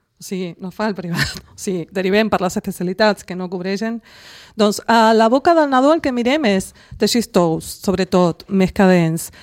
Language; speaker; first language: Catalan; non-native, local second language; Spanish